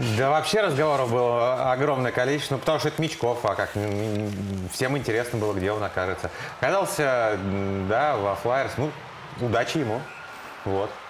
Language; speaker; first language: Russian; native; Russian